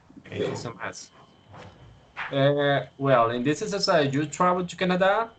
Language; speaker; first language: English; non-native, learner; Spanish